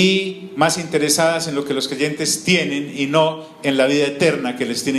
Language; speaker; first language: Spanish; native; Spanish